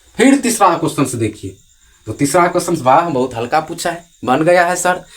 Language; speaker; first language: Hindi; native; Hindi